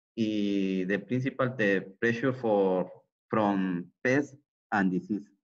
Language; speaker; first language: English; non-native, learner; Spanish